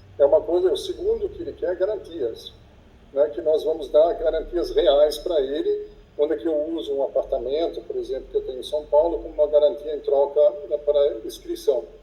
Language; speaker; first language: Portuguese; non-native, fluent; German